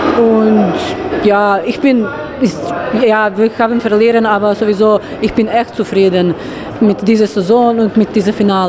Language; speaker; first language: German; non-native, learner; Serbian